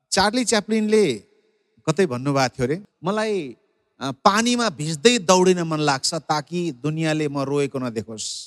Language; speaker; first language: Nepali; native; Nepali